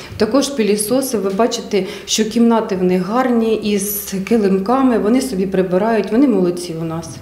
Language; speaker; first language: Ukrainian; native; Ukrainian